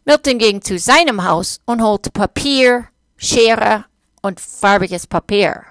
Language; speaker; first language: German; non-native, fluent; English